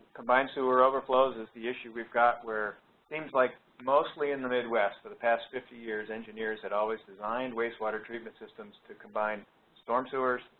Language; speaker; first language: English; native; English